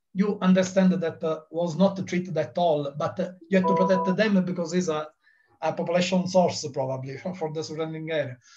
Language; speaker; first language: English; non-native, learner; Italian